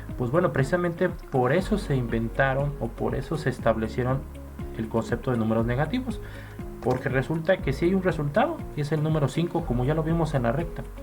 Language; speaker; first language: Spanish; native; Spanish